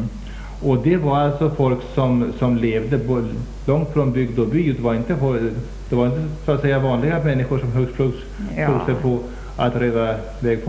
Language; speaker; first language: Swedish; native; Swedish